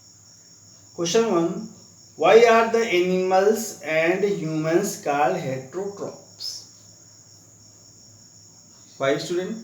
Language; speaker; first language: English; non-native, local second language; Hindi